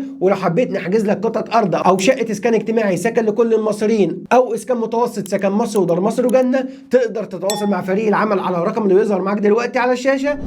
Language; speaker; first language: Arabic; native; Arabic